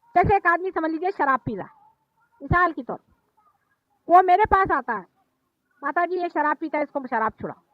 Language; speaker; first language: Hindi; non-native, local second language; Marathi